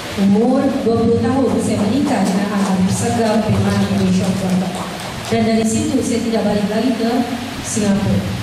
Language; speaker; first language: Indonesian; non-native, fluent; English